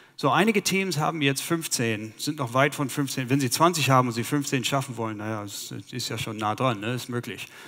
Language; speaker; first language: German; non-native, fluent; English